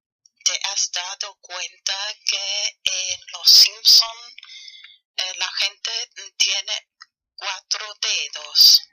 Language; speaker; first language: Spanish; non-native, fluent; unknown